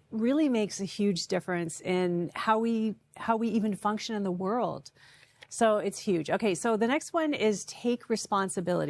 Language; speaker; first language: English; native; English